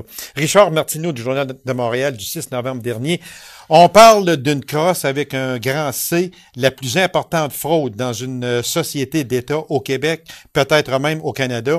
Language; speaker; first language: French; native; French